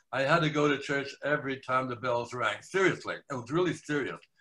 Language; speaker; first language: English; native; English